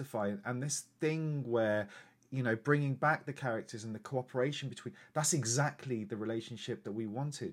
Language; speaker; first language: English; native; English